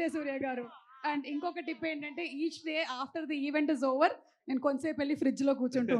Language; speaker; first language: Telugu; native; Telugu